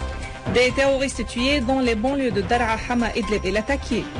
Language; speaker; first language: French; non-native, fluent; Arabic